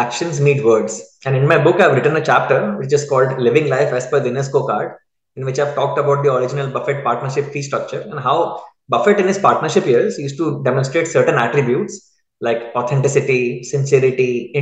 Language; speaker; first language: English; non-native, local second language; Hindi